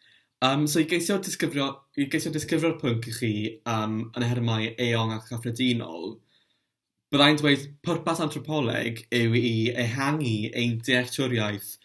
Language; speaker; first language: Welsh; non-native, local second language; English